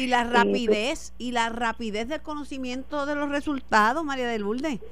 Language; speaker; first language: Spanish; native; Spanish